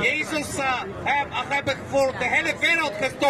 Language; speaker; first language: Dutch; non-native, learner; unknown